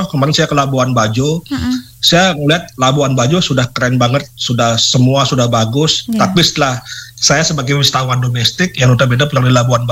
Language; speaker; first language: Indonesian; native; Indonesian